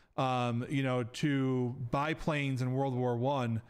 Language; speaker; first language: English; native; English